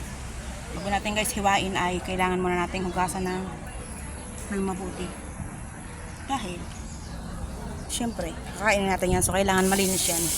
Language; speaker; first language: Filipino; non-native, local second language; Bikol